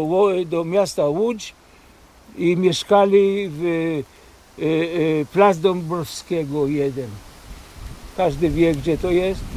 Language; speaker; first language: Polish; early bilingual, heritage; Polish